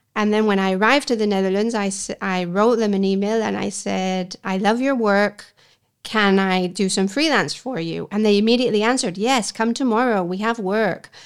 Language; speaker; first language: English; non-native, fluent; Spanish